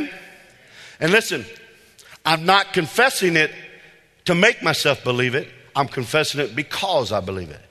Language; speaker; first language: English; native; English